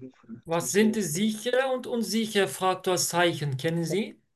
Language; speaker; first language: German; non-native, learner; Turkish